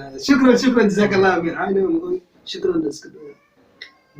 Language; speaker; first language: Arabic; non-native, learner; Somali